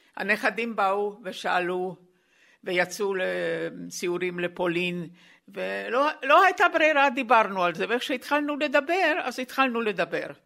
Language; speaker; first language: Hebrew; non-native, fluent; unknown